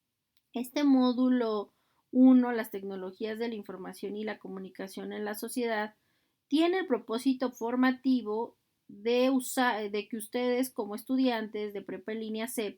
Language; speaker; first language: Spanish; native; Spanish